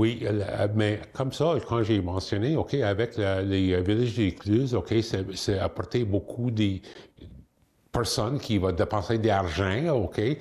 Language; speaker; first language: French; non-native, local second language; English